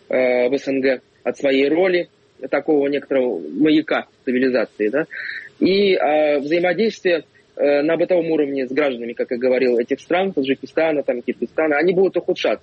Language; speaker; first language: Russian; native; Russian